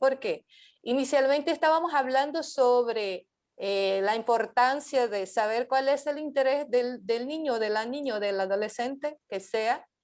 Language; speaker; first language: Spanish; non-native, fluent; Portuguese